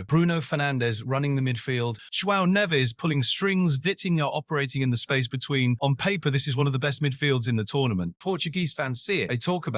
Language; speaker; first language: English; native; English